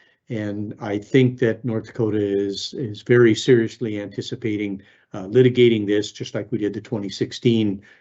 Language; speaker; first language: English; native; English